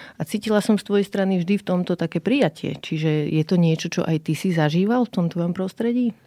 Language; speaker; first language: Slovak; native; Slovak